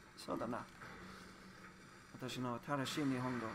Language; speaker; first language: Japanese; non-native, learner; English